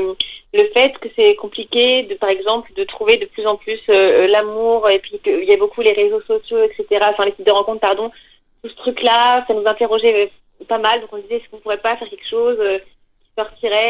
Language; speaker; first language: French; native; French